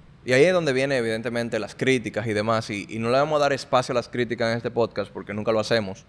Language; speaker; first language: Spanish; native; Spanish